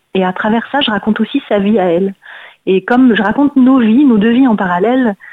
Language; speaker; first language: French; native; French